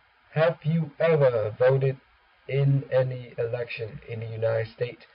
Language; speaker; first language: English; non-native, learner; Vietnamese